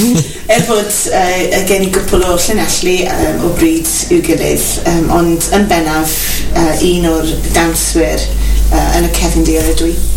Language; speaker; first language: Welsh; non-native, local second language; English